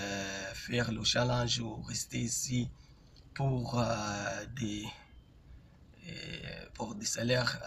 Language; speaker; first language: French; non-native, fluent; Arabic